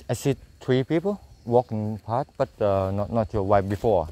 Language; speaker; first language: English; non-native, learner; Thai